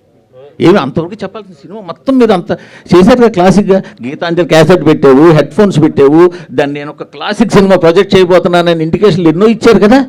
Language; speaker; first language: Telugu; native; Telugu